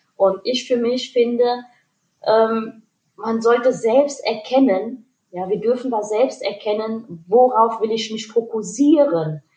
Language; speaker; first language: German; early bilingual, other home language; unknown